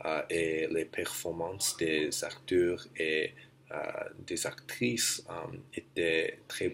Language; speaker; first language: French; non-native, learner; English